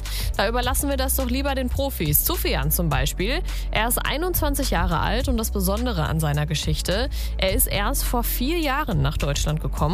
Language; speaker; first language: German; native; German